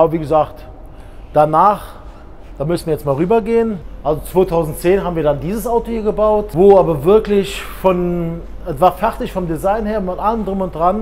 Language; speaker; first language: German; native; German